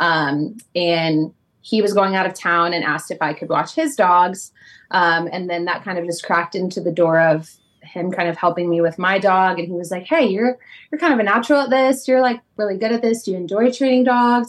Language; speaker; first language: English; native; English